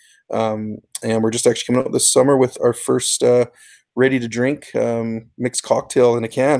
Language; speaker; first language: English; native; English